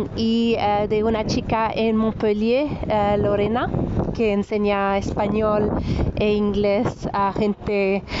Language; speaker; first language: Spanish; non-native, fluent; French